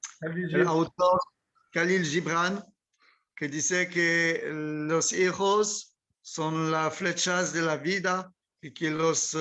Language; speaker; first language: Spanish; non-native, learner; French